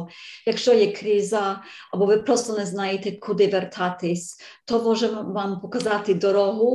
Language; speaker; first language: Ukrainian; early bilingual, heritage; Ukrainian